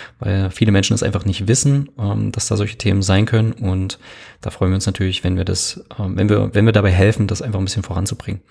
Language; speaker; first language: German; native; German